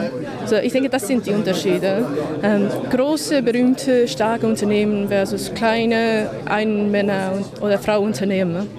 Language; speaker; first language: German; non-native, fluent; Estonian